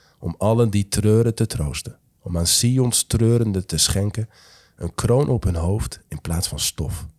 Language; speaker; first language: Dutch; native; Dutch